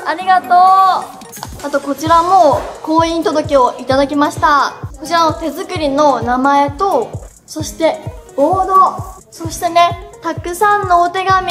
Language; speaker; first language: Japanese; native; Japanese